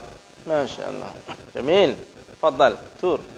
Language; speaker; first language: Arabic; non-native, fluent; Indonesian